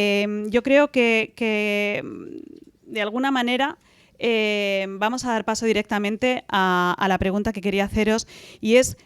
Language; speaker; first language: Spanish; native; Spanish